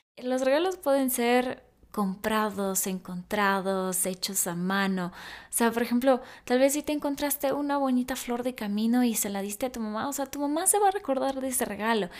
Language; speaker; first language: Spanish; early bilingual, other home language; Russian